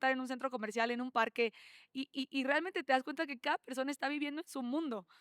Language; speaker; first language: Spanish; native; Spanish